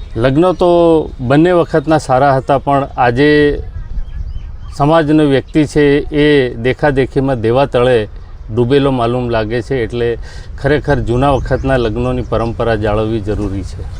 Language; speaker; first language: Gujarati; non-native, local second language; Bhili